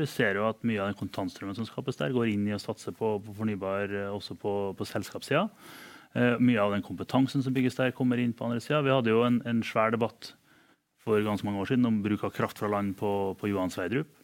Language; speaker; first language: Norwegian; native; Norwegian